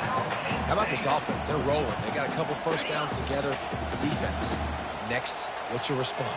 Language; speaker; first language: English; native; English